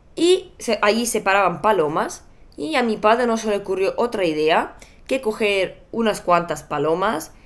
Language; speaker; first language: Spanish; non-native, fluent; Bulgarian